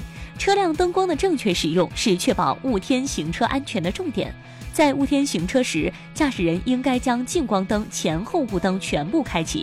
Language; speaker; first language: Chinese; native; Chinese